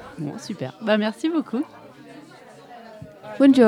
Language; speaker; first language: Italian; non-native, learner; French